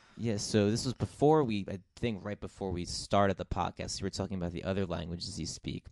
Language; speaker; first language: English; native; English